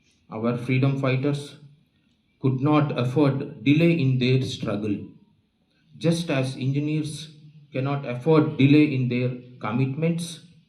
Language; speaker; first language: English; non-native, local second language; Telugu